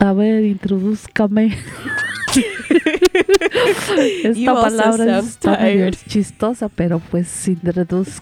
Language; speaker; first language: Spanish; native; Spanish